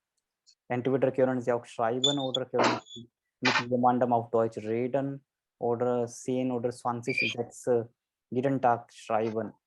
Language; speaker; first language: German; non-native, fluent; Hindi